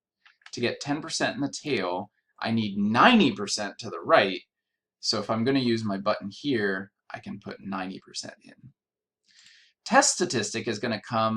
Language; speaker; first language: English; native; English